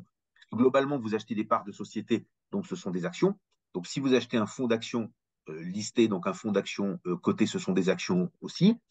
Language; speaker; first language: French; native; French